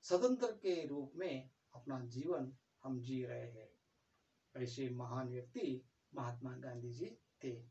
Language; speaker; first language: Hindi; non-native, local second language; Kannada